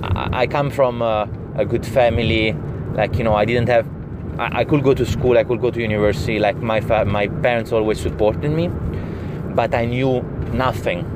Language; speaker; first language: English; non-native, fluent; Italian